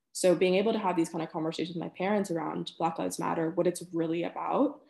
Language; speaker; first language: English; early bilingual, other home language; Spanish